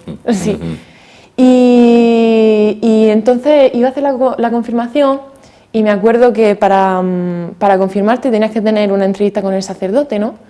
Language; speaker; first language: Spanish; native; Spanish